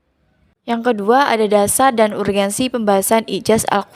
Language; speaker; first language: Indonesian; native; Indonesian